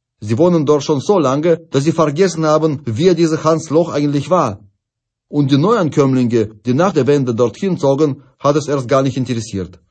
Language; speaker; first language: German; non-native, fluent; Russian